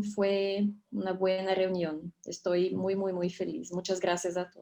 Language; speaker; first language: Spanish; non-native, fluent; Portuguese